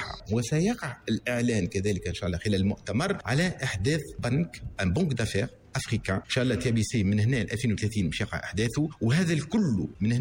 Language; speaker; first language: Arabic; native; Arabic